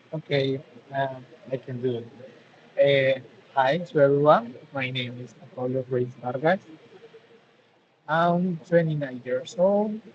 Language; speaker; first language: English; non-native, learner; Spanish